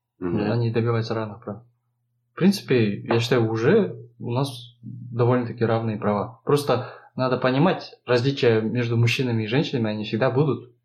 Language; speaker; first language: Russian; non-native, local second language; Kazakh